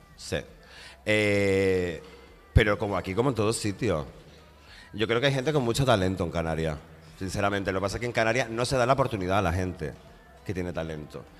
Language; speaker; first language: Spanish; native; Spanish